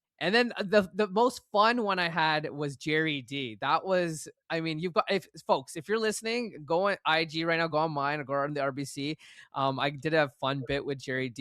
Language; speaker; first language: English; native; English